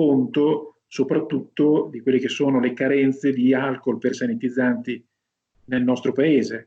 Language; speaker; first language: Italian; native; Italian